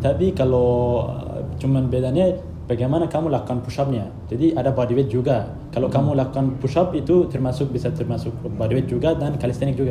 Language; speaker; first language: Indonesian; non-native, fluent; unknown